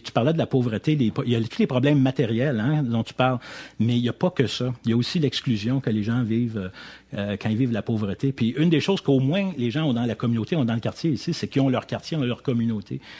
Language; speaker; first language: French; native; French